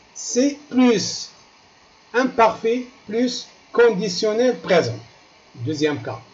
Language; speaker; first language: French; non-native, local second language; Arabic